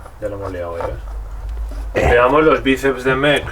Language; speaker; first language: Spanish; native; Spanish